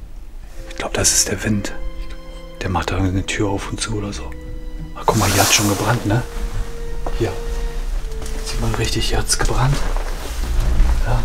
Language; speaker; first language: German; native; German